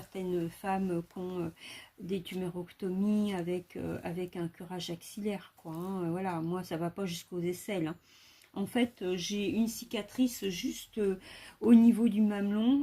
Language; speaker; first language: French; native; French